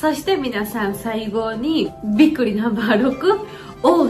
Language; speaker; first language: Japanese; non-native, fluent; Georgian